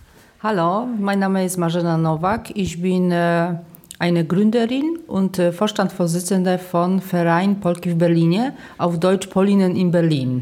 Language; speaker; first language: German; non-native, fluent; Polish